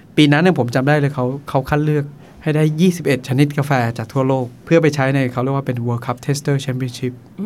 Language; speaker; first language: Thai; non-native, local second language; Akha